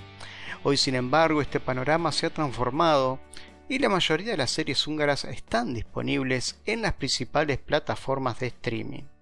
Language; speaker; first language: Spanish; native; Spanish